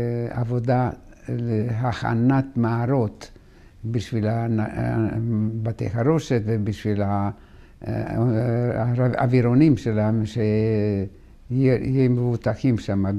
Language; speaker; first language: Hebrew; non-native, fluent; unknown